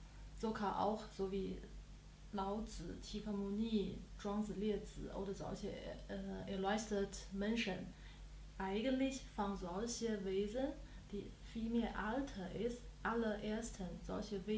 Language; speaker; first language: German; non-native, learner; Chinese